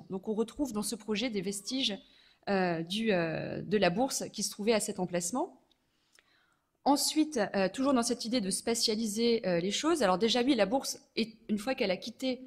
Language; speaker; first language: French; native; French